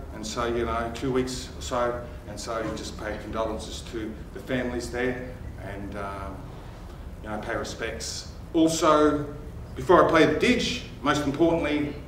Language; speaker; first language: English; native; English